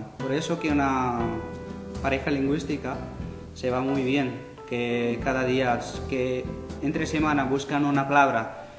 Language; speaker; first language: Spanish; non-native, learner; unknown